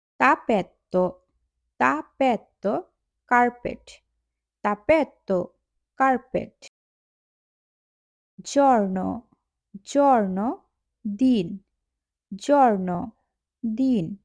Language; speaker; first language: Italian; non-native, learner; Bangla